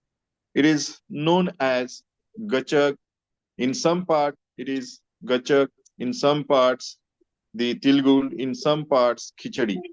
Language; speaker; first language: English; non-native, local second language; Marathi